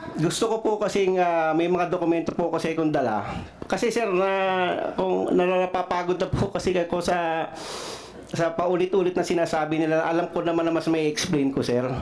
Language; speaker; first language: Filipino; non-native, local second language; Cebuano